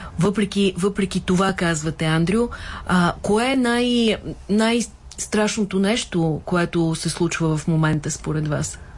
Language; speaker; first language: Bulgarian; native; Bulgarian